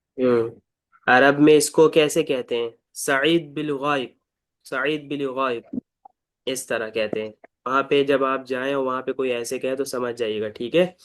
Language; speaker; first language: Urdu; native; Urdu